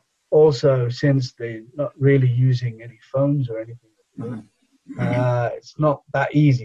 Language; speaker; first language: English; non-native, local second language; Bangla